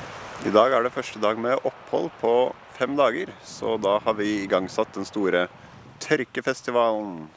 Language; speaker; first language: Norwegian; native; Norwegian